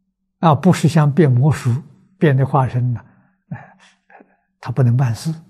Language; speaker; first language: Chinese; native; Chinese